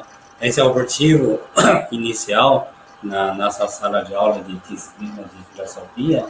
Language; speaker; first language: Portuguese; non-native, learner; Chinese